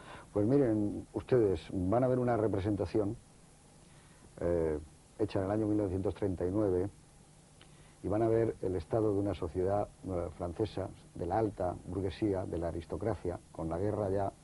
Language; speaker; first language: Spanish; native; Spanish